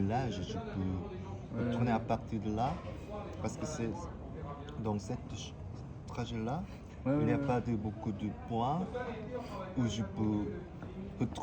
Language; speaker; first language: French; non-native, fluent; Korean